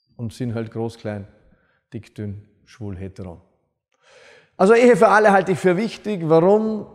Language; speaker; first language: German; native; German